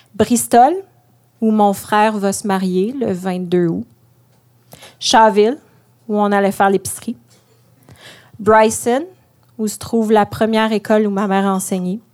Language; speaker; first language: French; native; French